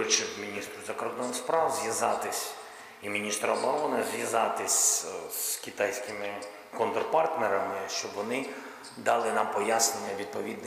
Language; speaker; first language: Ukrainian; non-native, local second language; Russian